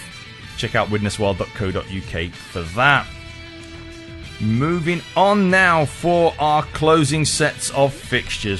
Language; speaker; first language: English; native; English